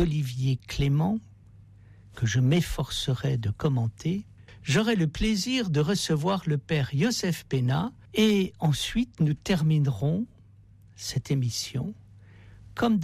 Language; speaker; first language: French; native; French